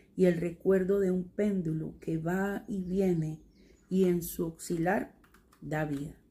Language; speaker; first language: Spanish; native; Spanish